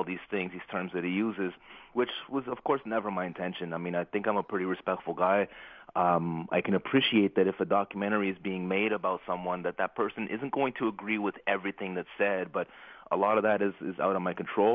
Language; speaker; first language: English; native; English